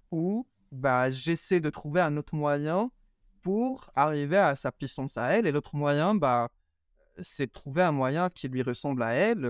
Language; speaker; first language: French; non-native, local second language; Arabic